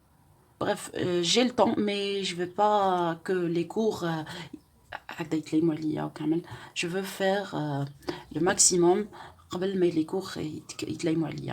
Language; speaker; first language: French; non-native, local second language; Arabic